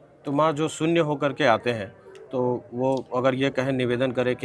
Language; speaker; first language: Hindi; native; Hindi